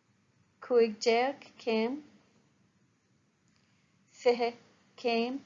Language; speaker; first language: Irish; non-native, local second language; English